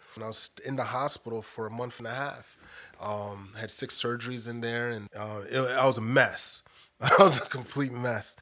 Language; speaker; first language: English; native; English